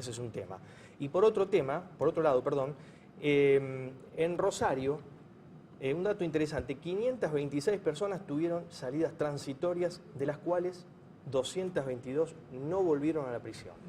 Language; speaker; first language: Spanish; native; Spanish